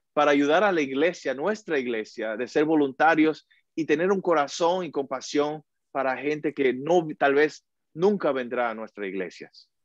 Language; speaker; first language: Spanish; early bilingual, heritage; Spanish